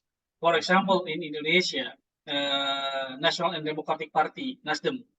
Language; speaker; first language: English; non-native, fluent; Indonesian